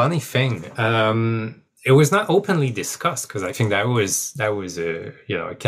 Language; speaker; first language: English; non-native, fluent; French